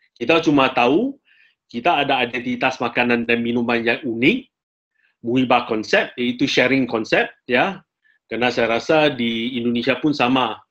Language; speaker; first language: Malay; non-native, local second language; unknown